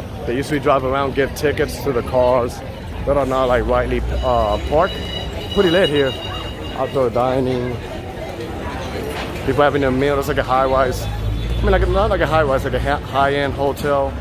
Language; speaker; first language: English; non-native, local second language; Spanish